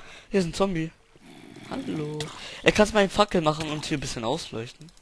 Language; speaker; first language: German; native; German